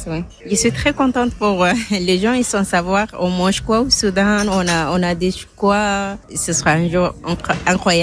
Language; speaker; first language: French; non-native, learner; Arabic